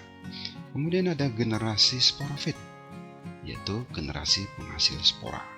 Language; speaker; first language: Indonesian; native; Indonesian